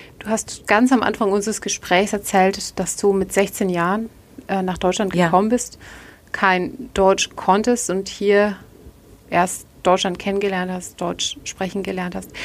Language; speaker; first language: German; native; German